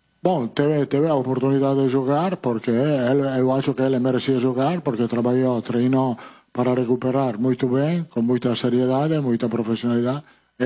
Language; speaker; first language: Portuguese; non-native, fluent; Italian